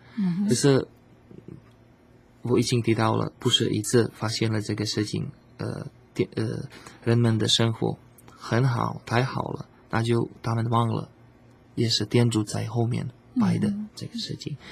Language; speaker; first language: Chinese; non-native, learner; Slovak